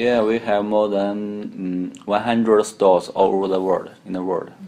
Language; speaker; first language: English; non-native, learner; Chinese